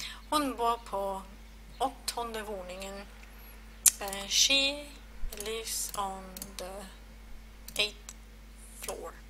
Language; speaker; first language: Swedish; non-native, learner; German